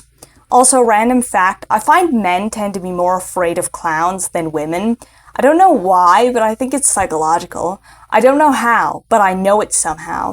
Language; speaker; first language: English; native; English